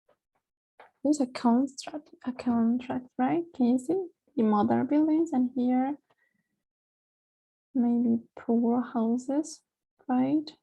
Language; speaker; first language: English; non-native, fluent; Spanish